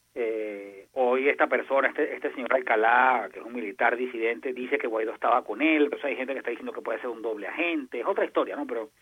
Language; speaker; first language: Spanish; native; Spanish